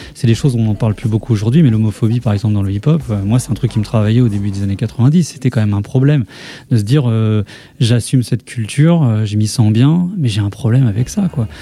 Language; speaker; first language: French; native; French